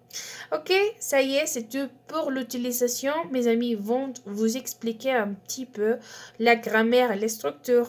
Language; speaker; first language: French; non-native, learner; Spanish